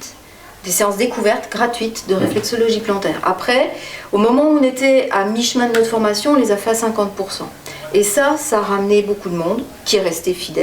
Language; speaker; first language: French; native; French